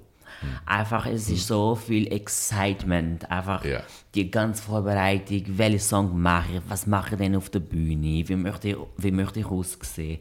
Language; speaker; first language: German; non-native, fluent; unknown